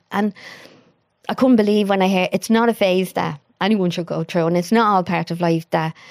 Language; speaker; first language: English; native; English